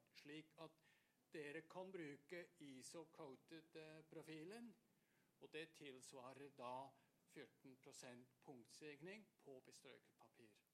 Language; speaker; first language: Norwegian; non-native, fluent; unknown